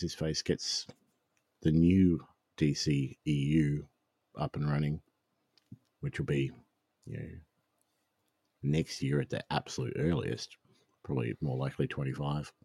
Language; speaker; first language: English; native; English